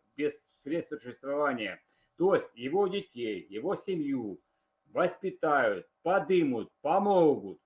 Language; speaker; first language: Russian; native; Russian